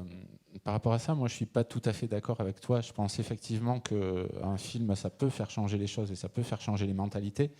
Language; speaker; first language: French; native; French